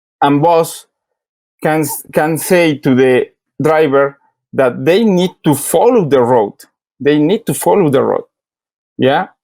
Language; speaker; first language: English; non-native, learner; Spanish